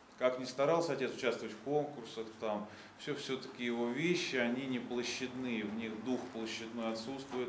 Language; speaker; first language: Russian; native; Russian